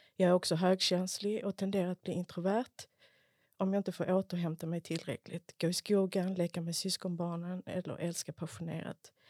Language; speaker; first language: Swedish; early bilingual, other home language; Spanish